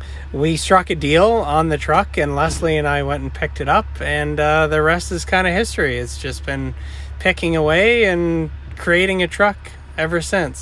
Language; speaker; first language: English; native; English